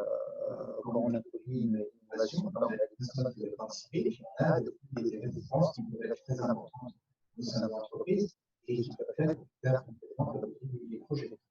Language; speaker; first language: French; native; French